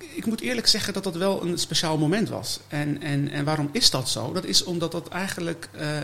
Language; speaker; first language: Dutch; native; Dutch